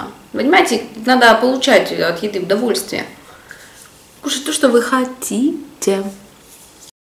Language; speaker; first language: Russian; native; Russian